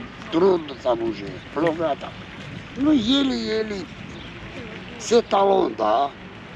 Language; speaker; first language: Russian; non-native, local second language; Armenian